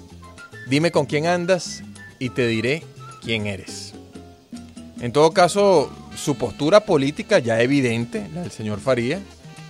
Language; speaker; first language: Spanish; native; Spanish